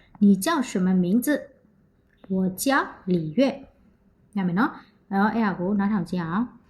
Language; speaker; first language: Chinese; non-native, fluent; Burmese